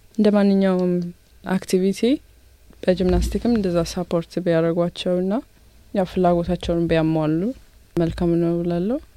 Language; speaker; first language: Amharic; native; Amharic